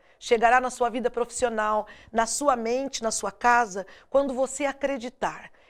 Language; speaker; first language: Portuguese; native; Portuguese